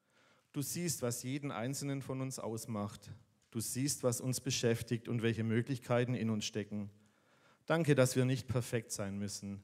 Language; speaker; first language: German; native; German